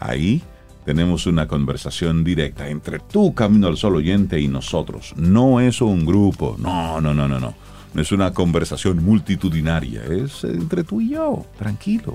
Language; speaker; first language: Spanish; native; Spanish